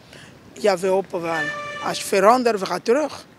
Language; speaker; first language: Dutch; non-native, learner; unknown